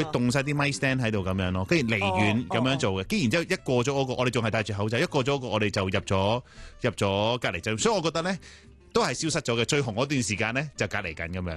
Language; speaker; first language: Cantonese; native; Cantonese